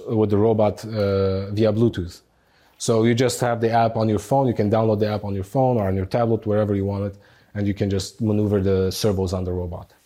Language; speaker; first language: English; non-native, fluent; Arabic